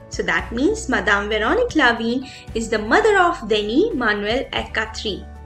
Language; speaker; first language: English; non-native, local second language; Hindi